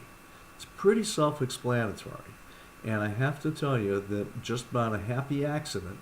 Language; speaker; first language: English; native; English